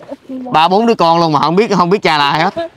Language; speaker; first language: Vietnamese; native; Vietnamese